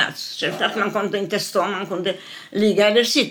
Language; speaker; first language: Swedish; non-native, fluent; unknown